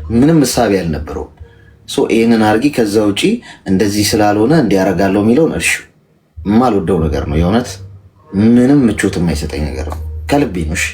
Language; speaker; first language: Amharic; native; Amharic